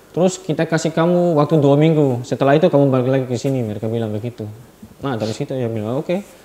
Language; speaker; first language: Indonesian; non-native, fluent; Dutch